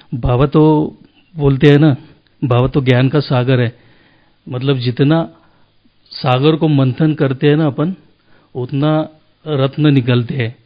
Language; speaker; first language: Hindi; native; Hindi